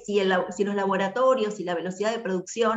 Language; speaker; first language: Spanish; native; Spanish